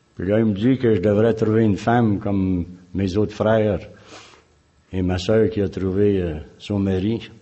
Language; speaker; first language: French; native; French